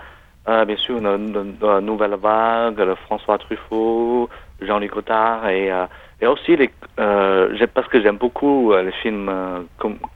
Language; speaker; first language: French; non-native, learner; Chinese